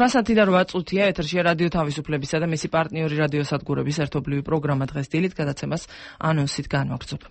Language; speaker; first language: Georgian; native; Georgian